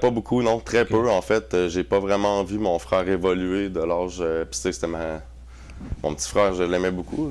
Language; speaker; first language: French; native; French